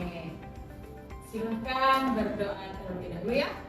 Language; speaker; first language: Indonesian; native; Indonesian